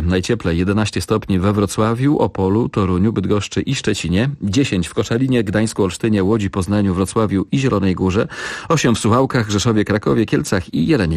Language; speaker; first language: Polish; native; Polish